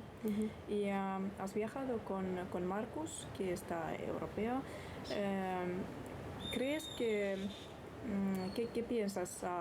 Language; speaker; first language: Spanish; non-native, learner; Finnish